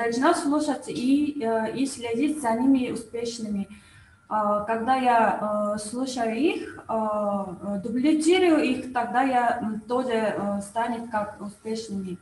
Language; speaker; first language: Russian; non-native, learner; Korean